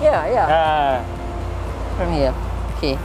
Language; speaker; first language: English; non-native, learner; Thai